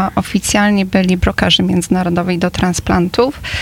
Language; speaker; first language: Polish; native; Polish